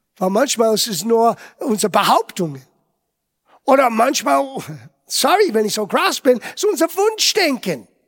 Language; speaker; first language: German; non-native, fluent; English